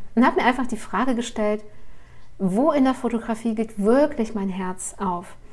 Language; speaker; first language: German; early bilingual, other home language; Russian